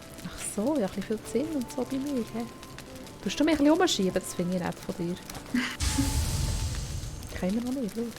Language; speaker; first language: German; native; German